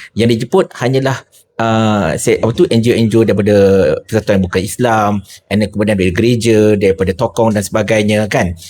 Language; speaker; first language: Malay; native; Malay